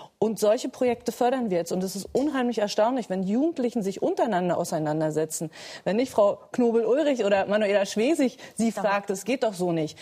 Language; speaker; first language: German; native; German